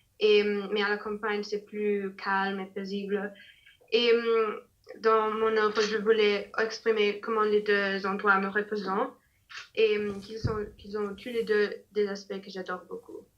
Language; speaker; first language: French; non-native, learner; English